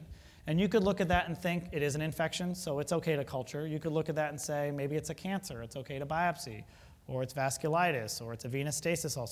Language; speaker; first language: English; native; English